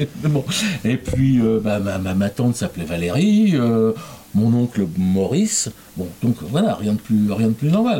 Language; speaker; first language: French; native; French